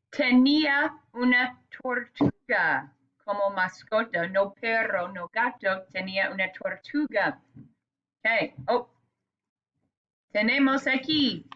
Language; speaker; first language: Spanish; non-native, fluent; English